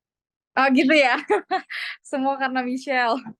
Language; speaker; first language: Indonesian; native; Indonesian